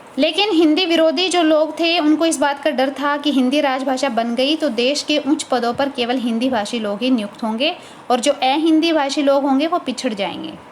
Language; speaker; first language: Hindi; native; Hindi